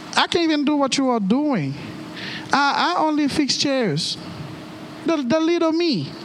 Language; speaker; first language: English; non-native, fluent; Haitian Creole